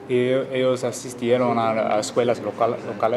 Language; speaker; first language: Spanish; non-native, learner; English